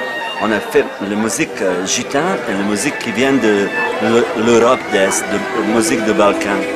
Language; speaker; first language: French; non-native, fluent; Bosnian